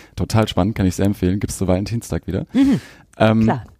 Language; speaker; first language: German; native; German